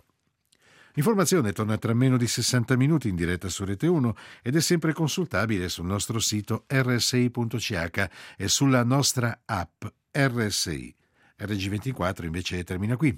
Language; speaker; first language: Italian; native; Italian